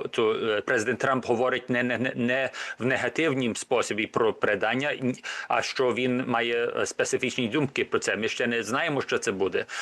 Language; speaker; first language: Ukrainian; early bilingual, heritage; Ukrainian